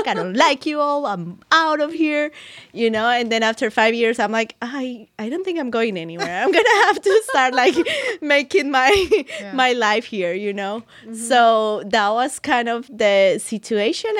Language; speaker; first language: English; non-native, fluent; Spanish